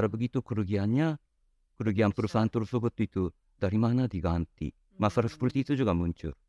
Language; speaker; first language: Indonesian; non-native, fluent; Japanese